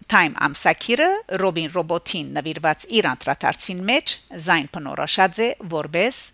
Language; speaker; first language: Armenian; early bilingual, heritage; Armenian